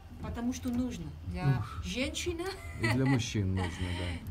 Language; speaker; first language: Russian; non-native, learner; French